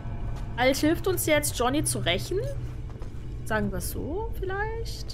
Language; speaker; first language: German; native; German